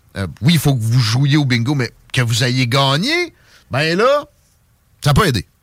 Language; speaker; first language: French; native; French